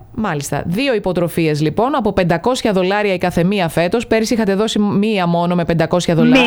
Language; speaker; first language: Greek; native; Greek